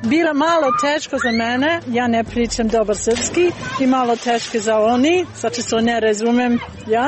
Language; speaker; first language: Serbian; non-native, learner; English